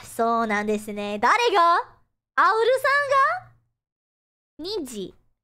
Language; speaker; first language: Japanese; non-native, learner; English